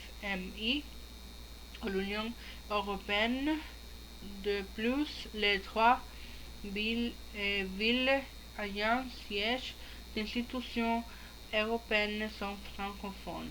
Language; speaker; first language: French; non-native, learner; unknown